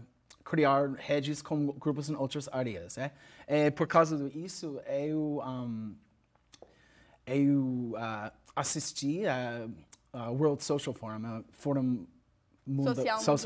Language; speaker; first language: Portuguese; non-native, learner; English